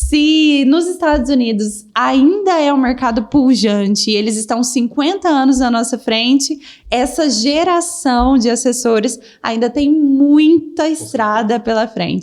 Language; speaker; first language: Portuguese; native; Portuguese